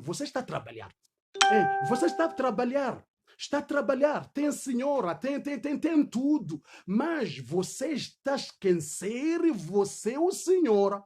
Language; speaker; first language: Portuguese; non-native, learner; Swahili